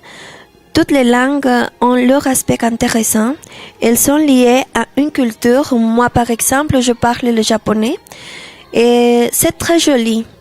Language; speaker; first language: French; non-native, learner; Spanish